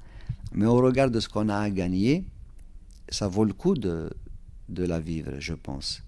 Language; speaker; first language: French; non-native, local second language; Kabyle